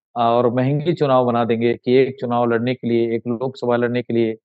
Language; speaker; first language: Hindi; native; Hindi